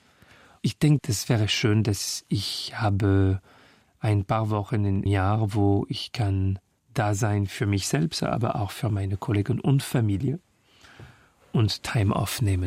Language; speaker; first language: German; non-native, fluent; French